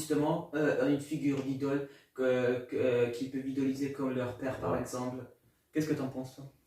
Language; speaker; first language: French; non-native, learner; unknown